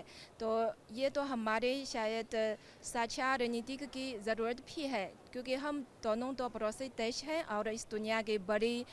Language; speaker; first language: Hindi; non-native, fluent; Chinese